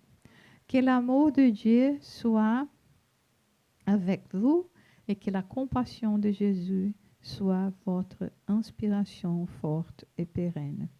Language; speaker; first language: French; non-native, fluent; Portuguese